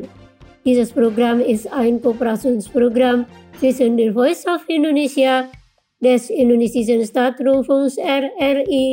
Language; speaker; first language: German; non-native, fluent; Indonesian